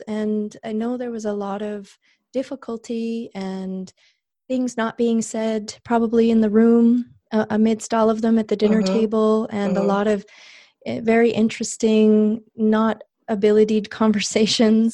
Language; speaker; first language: English; native; English